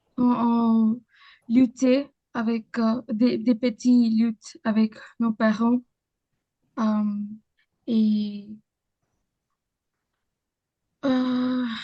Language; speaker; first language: French; non-native, learner; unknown